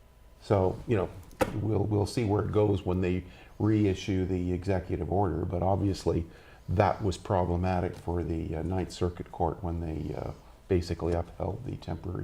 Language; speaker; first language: English; native; English